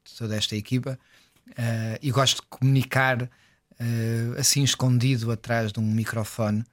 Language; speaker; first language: Portuguese; native; Portuguese